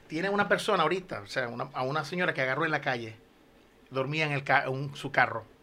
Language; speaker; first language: Spanish; native; Spanish